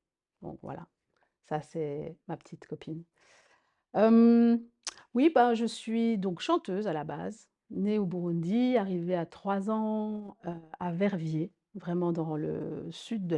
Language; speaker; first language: French; early bilingual, other home language; Rundi